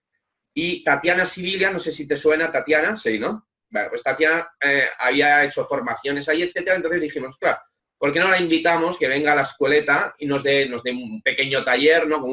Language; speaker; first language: Spanish; native; Spanish